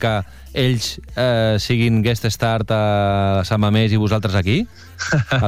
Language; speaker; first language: Catalan; native; Catalan